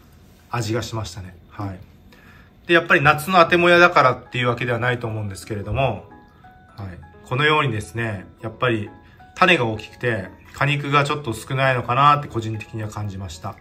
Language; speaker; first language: Japanese; native; Japanese